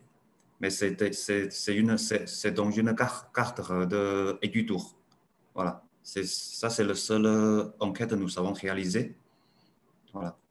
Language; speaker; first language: French; non-native, learner; Chinese